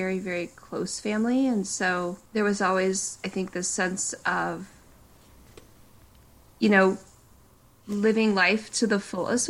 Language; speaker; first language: English; native; English